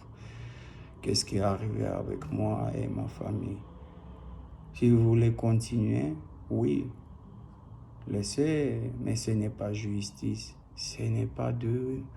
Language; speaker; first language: French; non-native, learner; Armenian